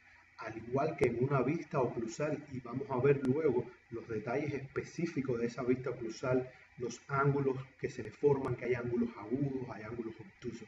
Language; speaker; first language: Spanish; native; Spanish